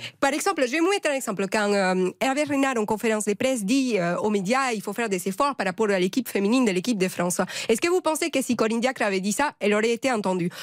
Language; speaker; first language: French; non-native, fluent; Spanish